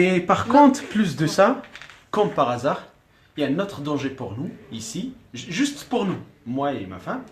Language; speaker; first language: French; non-native, learner; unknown